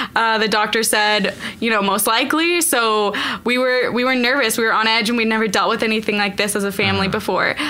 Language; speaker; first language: English; native; English